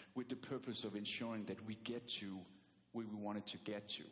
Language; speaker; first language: English; non-native, fluent; Danish